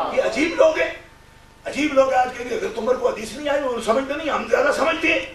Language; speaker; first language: Urdu; non-native, local second language; Punjabi